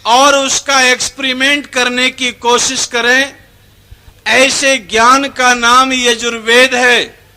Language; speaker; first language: Hindi; non-native, fluent; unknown